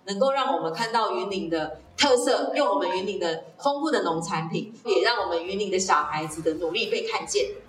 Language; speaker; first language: Chinese; native; Chinese